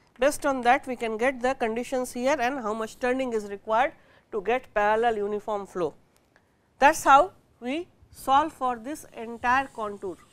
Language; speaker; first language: English; non-native, local second language; Bangla